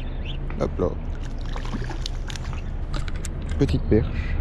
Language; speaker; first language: French; native; French